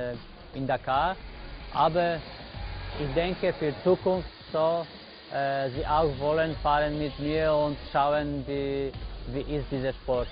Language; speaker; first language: German; non-native, learner; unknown